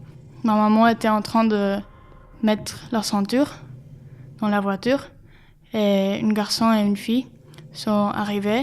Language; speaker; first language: French; non-native, fluent; Spanish